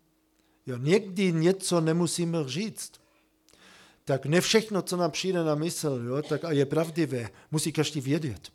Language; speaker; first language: Czech; non-native, fluent; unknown